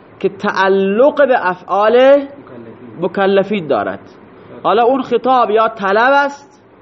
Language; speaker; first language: Persian; non-native, local second language; Baluchi